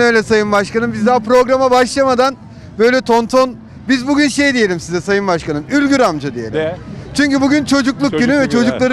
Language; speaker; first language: Turkish; native; Turkish